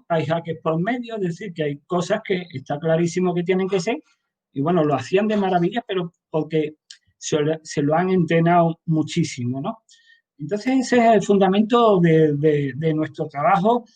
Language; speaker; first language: Spanish; native; Spanish